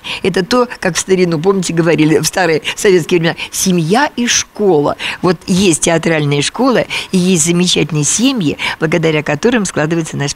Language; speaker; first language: Russian; native; Russian